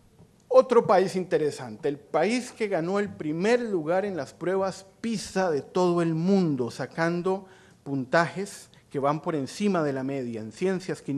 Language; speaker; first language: Spanish; native; Spanish